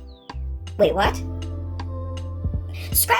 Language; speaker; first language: English; native; English